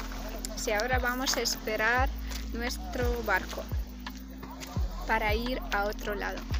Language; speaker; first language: Spanish; non-native, learner; Russian